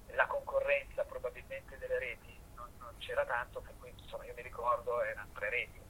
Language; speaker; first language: Italian; native; Italian